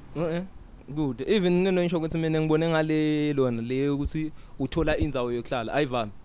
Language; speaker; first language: Zulu; non-native, local second language; Swati